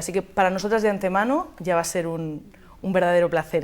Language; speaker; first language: Spanish; native; Spanish